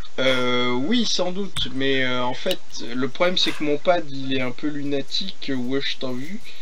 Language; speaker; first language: French; native; French